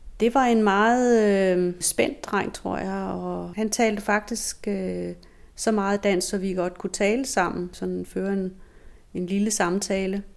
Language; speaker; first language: Danish; native; Danish